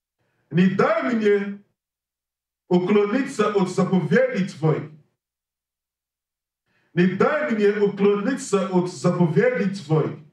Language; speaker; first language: Russian; non-native, learner; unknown